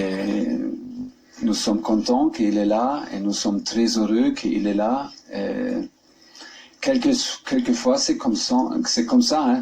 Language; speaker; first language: French; non-native, learner; German